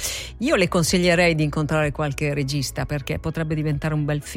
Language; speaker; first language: Italian; native; Italian